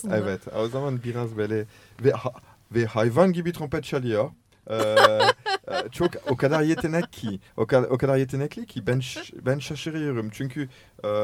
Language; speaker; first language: Turkish; non-native, learner; French